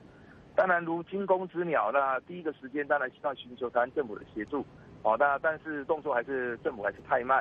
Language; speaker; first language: Chinese; native; Chinese